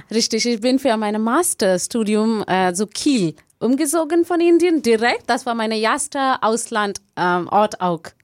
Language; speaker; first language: German; non-native, fluent; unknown